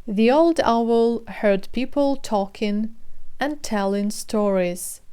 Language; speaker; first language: English; non-native, fluent; Ukrainian